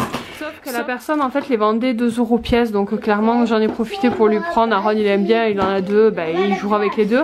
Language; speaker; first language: French; native; French